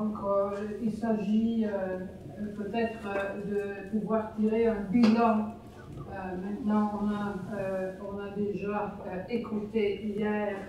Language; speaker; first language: French; non-native, fluent; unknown